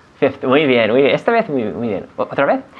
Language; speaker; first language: Spanish; non-native, fluent; English